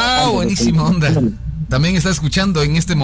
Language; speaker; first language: Spanish; native; Spanish